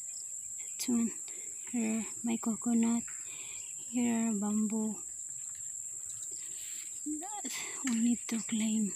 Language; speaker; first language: English; non-native, learner; Filipino